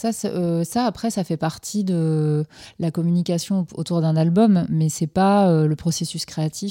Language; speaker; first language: French; native; French